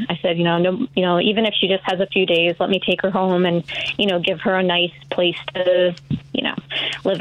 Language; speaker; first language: English; native; English